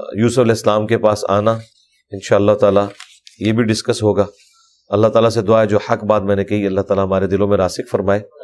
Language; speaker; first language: Urdu; non-native, local second language; Punjabi